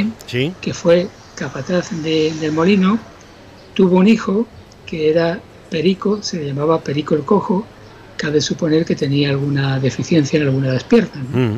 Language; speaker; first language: Spanish; native; Spanish